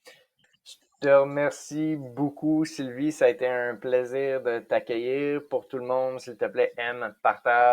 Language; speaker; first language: French; native; French